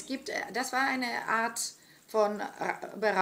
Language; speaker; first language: German; non-native, fluent; Greek